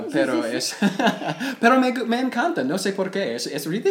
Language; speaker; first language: Spanish; non-native, learner; English